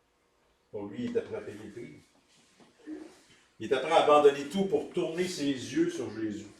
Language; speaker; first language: French; native; French